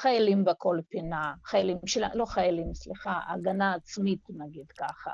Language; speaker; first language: Hebrew; non-native, fluent; Russian